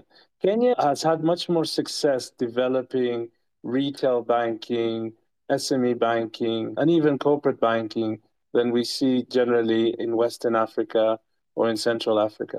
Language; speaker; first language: English; non-native, local second language; Ganda